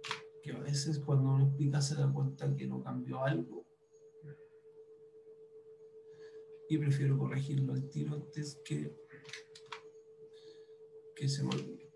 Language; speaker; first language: Spanish; native; Spanish